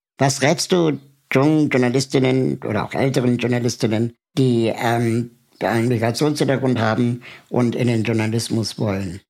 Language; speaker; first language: German; native; German